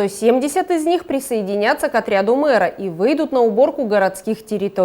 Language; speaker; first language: Russian; native; Russian